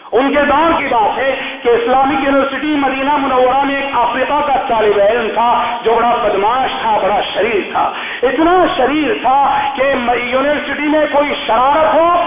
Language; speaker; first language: Urdu; native; Urdu